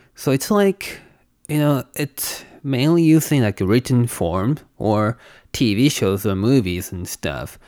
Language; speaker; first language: English; non-native, fluent; Japanese